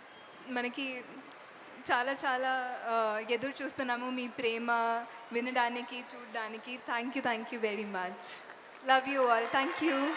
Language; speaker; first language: Telugu; non-native, fluent; Tulu